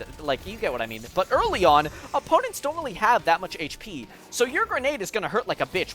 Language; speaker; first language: English; native; English